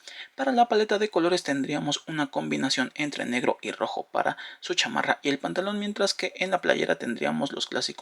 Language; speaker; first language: Spanish; native; Spanish